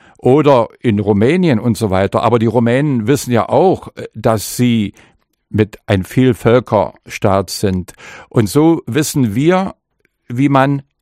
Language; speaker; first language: German; non-native, local second language; Upper Sorbian